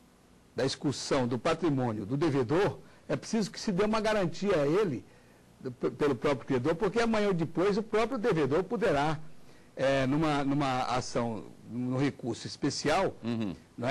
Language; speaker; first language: Portuguese; native; Portuguese